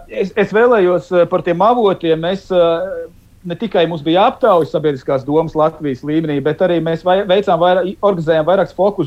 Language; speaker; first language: Latvian; native; Latvian